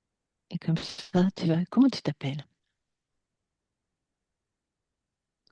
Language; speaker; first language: French; native; French